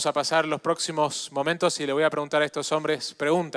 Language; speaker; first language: Spanish; native; Spanish